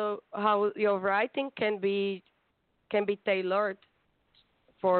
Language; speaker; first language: English; non-native, fluent; Slovak